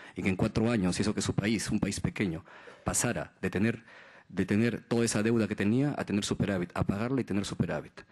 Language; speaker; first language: Spanish; native; Spanish